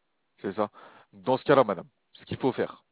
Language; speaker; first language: French; native; French